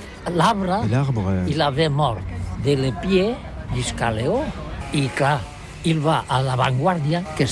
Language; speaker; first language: French; non-native, learner; Catalan